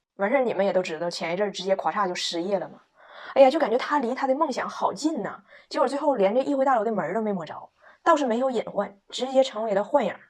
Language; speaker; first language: Chinese; native; Chinese